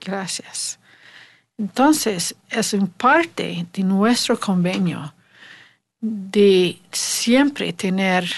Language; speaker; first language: Spanish; non-native, learner; English